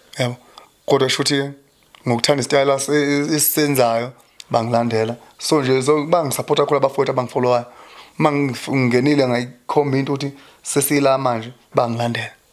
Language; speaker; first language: Zulu; native; Zulu